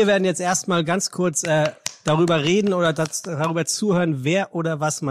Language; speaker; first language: German; native; German